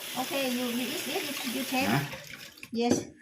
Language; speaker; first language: English; non-native, learner; Thai